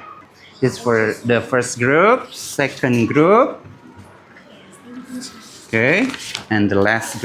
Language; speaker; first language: English; non-native, learner; Indonesian